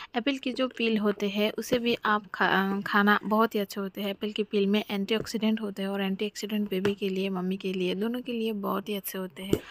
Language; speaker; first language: Hindi; non-native, local second language; Bangla